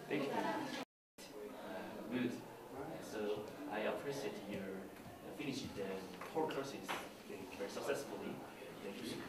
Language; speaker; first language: English; non-native, learner; Korean